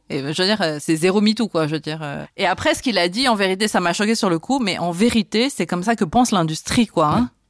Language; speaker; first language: French; native; French